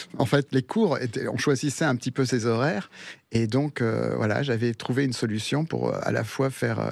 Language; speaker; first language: French; early bilingual, other home language; Spanish